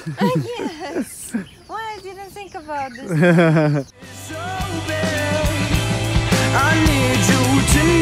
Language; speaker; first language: English; non-native, fluent; Russian